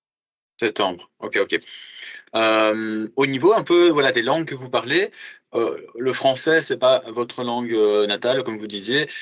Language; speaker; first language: French; native; French